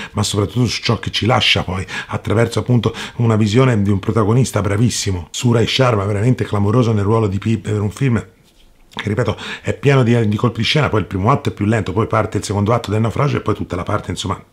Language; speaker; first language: Italian; native; Italian